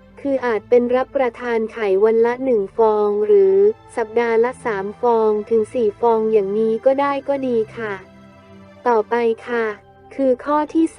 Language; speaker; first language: Thai; native; Thai